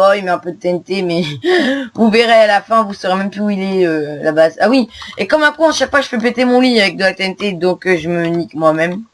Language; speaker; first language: French; native; French